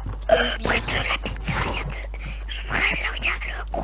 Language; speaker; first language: French; native; French